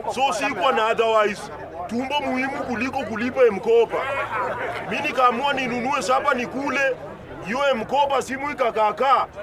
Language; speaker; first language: Swahili; native; Swahili